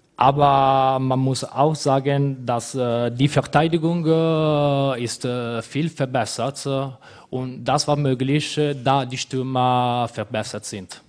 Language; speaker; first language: German; non-native, fluent; Italian